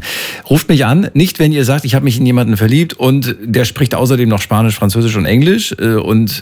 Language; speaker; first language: German; native; German